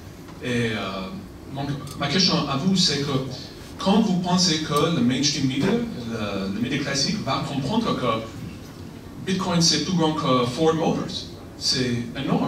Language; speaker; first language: French; non-native, fluent; Persian